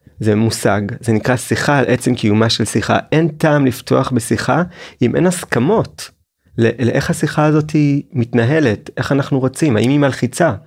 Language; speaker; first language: Hebrew; native; Hebrew